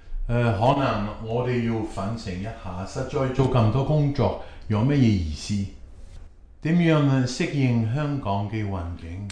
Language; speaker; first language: Chinese; non-native, fluent; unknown